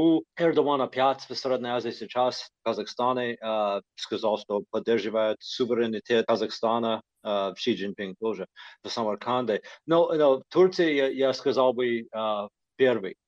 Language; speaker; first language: Russian; non-native, fluent; English